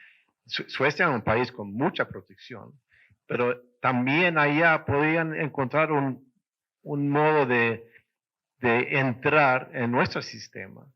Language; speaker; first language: Spanish; non-native, fluent; Swedish